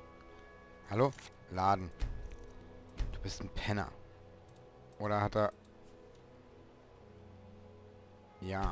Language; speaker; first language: German; native; German